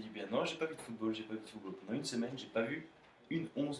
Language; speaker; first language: French; native; French